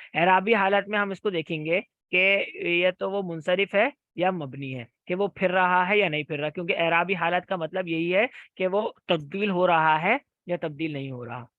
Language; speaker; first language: Urdu; native; Urdu